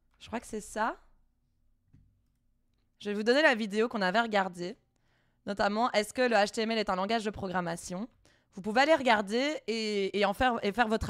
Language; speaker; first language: French; native; French